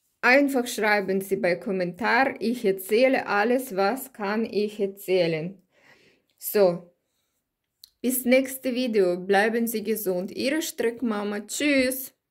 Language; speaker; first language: German; non-native, learner; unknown